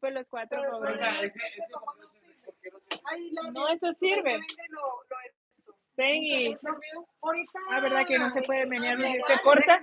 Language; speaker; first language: Spanish; native; Spanish